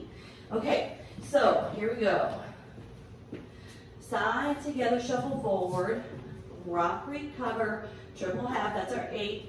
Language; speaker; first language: English; native; English